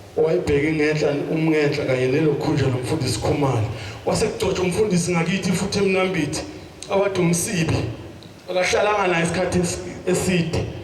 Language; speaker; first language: Zulu; native; Zulu